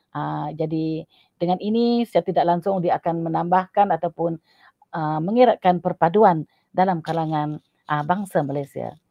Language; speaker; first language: Malay; non-native, local second language; Iban